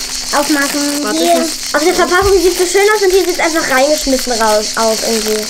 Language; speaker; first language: German; native; German